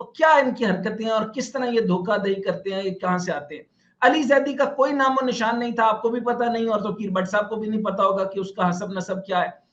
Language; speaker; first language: Urdu; non-native, local second language; Punjabi